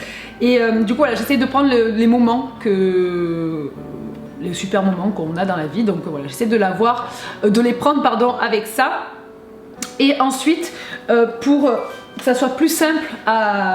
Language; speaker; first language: French; native; French